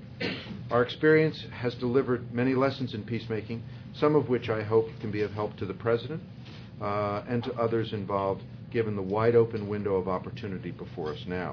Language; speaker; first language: English; native; English